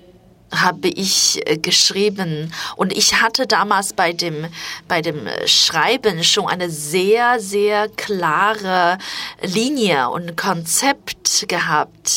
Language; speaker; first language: German; non-native, fluent; Chinese